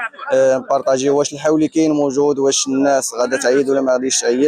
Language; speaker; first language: Arabic; native; Arabic